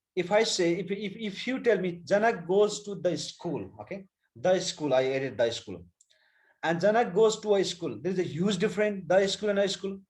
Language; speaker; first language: English; non-native, local second language; Nepali